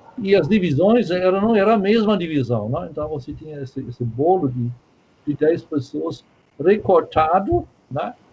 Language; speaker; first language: Portuguese; non-native, fluent; German